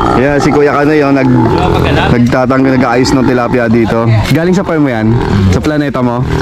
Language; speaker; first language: Filipino; native; Filipino